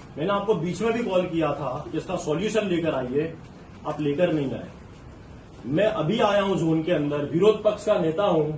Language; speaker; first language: Hindi; non-native, local second language; Gujarati